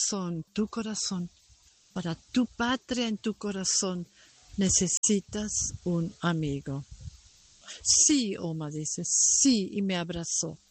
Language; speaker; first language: Spanish; non-native, local second language; German